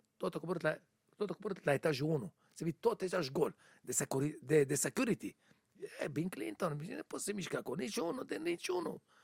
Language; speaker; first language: Romanian; non-native, learner; Hebrew